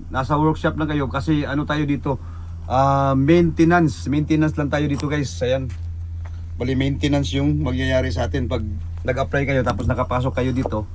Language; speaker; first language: Filipino; non-native, local second language; Cebuano